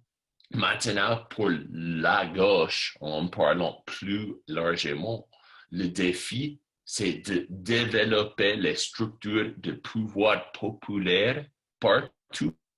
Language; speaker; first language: French; non-native, fluent; English